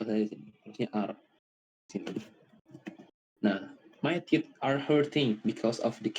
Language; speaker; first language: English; non-native, learner; Indonesian